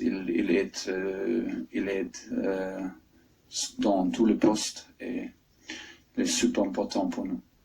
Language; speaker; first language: French; non-native, fluent; German